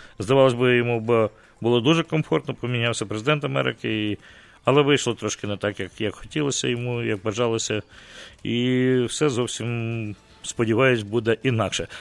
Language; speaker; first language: Ukrainian; native; Ukrainian